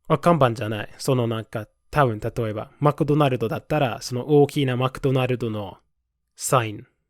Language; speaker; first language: Japanese; non-native, fluent; English